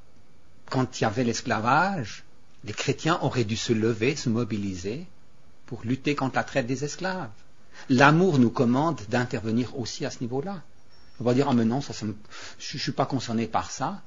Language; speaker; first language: French; native; French